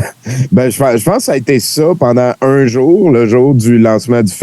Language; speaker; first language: French; native; French